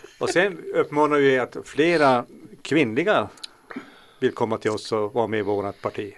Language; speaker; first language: Swedish; native; Swedish